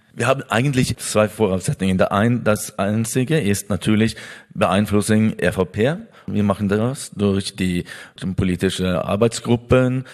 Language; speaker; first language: German; non-native, fluent; Norwegian